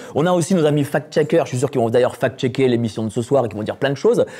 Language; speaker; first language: French; non-native, fluent; Polish